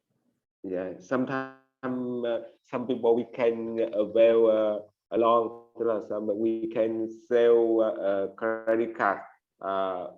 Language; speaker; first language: English; non-native, learner; Vietnamese